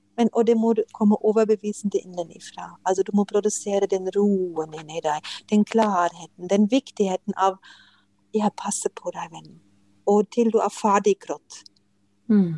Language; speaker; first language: Norwegian; non-native, fluent; German